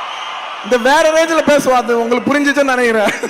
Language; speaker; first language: Tamil; non-native, local second language; Telugu